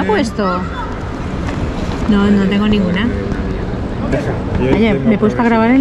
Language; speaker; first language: Spanish; native; Spanish